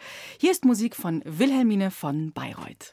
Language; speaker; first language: German; native; German